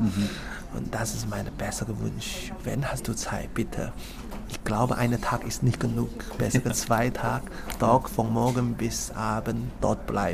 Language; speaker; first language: German; non-native, learner; Chinese